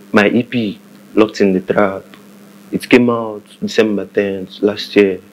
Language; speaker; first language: English; non-native, local second language; Igbo